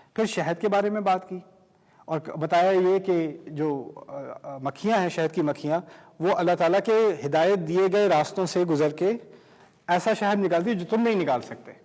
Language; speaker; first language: Urdu; early bilingual, heritage; Urdu